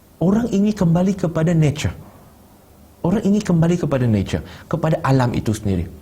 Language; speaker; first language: Malay; non-native, local second language; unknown